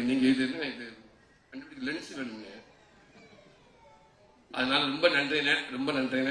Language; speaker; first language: Tamil; native; Tamil